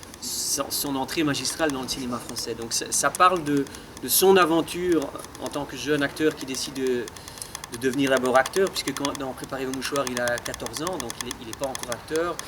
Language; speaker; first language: French; native; French